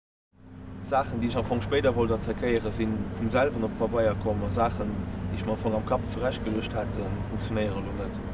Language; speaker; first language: German; non-native, local second language; Luxembourgish